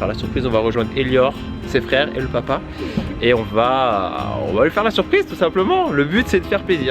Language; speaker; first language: French; native; French